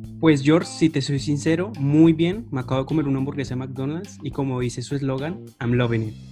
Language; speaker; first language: Spanish; native; Spanish